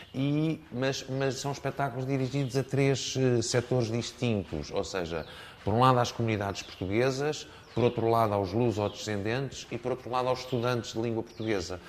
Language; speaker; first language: Portuguese; native; Portuguese